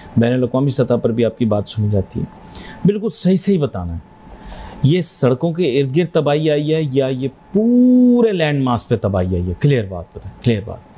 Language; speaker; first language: Hindi; native; Hindi